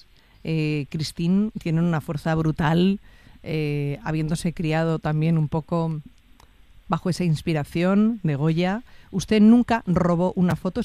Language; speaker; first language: Spanish; native; Spanish